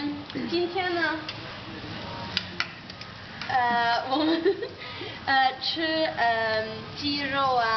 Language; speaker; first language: Chinese; non-native, learner; Dutch